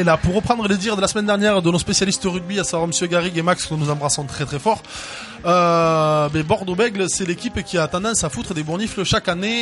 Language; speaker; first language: French; native; French